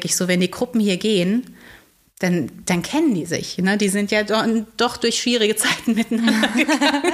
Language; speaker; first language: German; native; German